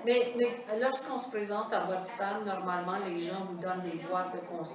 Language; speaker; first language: French; native; French